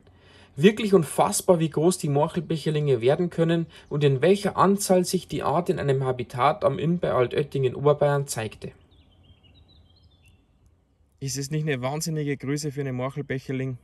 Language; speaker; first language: German; native; German